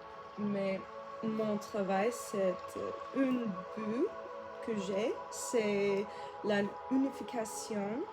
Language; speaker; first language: French; non-native, learner; English